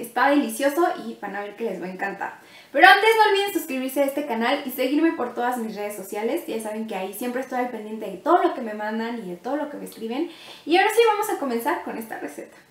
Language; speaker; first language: Spanish; native; Spanish